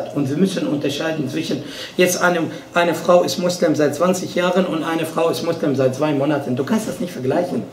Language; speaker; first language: German; non-native, fluent; Arabic